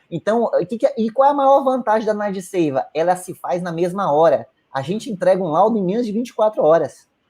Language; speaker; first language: Portuguese; native; Portuguese